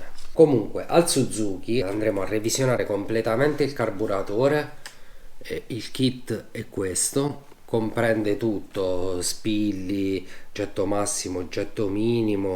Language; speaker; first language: Italian; native; Italian